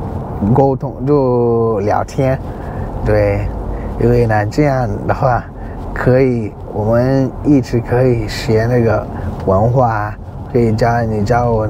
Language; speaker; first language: Chinese; non-native, learner; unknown